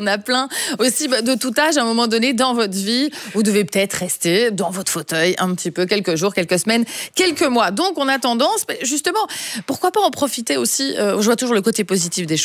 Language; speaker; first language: French; native; French